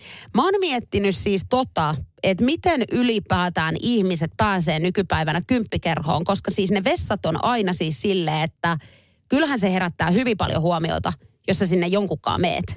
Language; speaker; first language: Finnish; native; Finnish